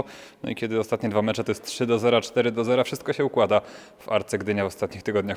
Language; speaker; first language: Polish; native; Polish